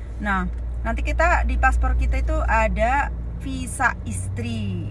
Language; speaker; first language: Indonesian; native; Indonesian